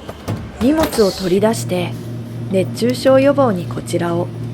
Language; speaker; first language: Japanese; native; Japanese